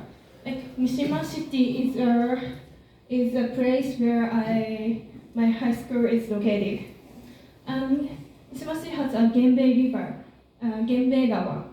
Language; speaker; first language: English; non-native, learner; Japanese